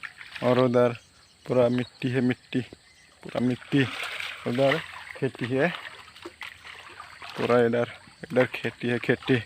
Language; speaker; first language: Hindi; non-native, local second language; Kok Borok